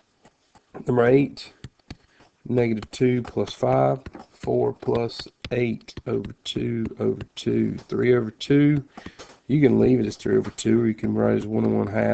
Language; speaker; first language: English; native; English